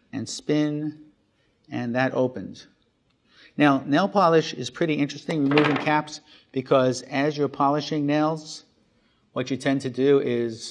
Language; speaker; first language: English; native; English